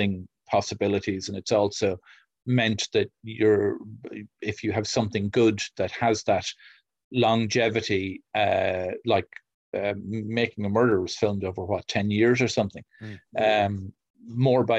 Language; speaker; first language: English; native; English